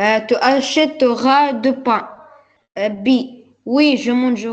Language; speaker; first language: French; non-native, learner; Arabic